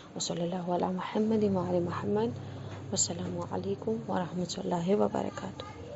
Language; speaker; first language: Urdu; native; Urdu